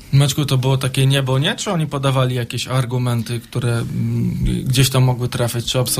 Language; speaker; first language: Polish; native; Polish